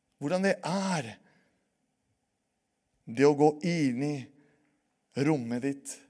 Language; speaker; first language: Norwegian; non-native, fluent; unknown